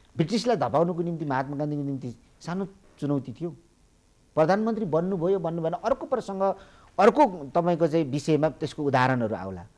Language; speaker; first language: Nepali; native; Nepali